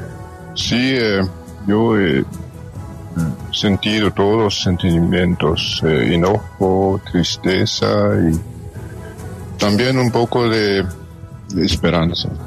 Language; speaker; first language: Spanish; non-native, fluent; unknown